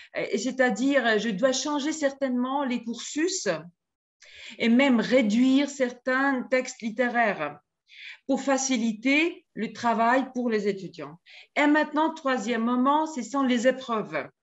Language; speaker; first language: French; non-native, fluent; Georgian